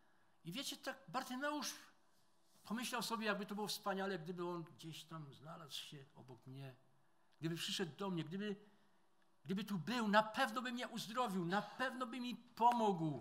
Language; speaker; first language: Polish; native; Polish